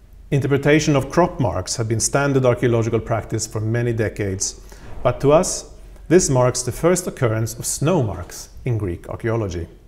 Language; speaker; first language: English; non-native, fluent; Swedish